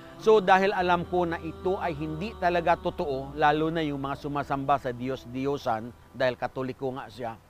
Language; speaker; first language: Filipino; non-native, local second language; Hiligaynon